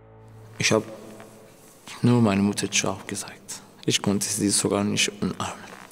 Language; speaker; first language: German; non-native, learner; Persian